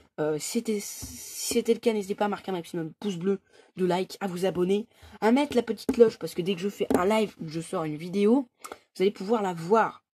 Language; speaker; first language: French; native; French